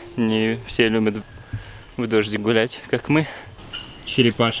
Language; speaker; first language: Russian; native; Russian